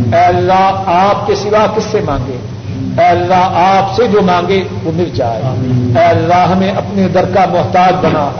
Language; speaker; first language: Urdu; non-native, local second language; Punjabi